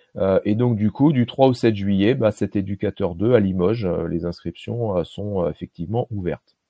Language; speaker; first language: French; native; French